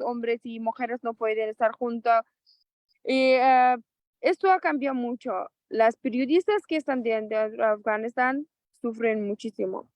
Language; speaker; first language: Spanish; non-native, local second language; Persian